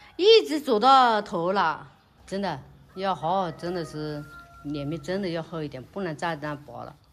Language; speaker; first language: Chinese; native; Chinese